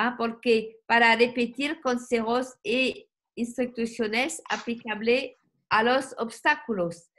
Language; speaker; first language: Spanish; non-native, learner; French